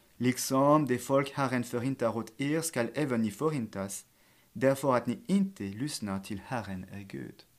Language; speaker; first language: Swedish; non-native, fluent; French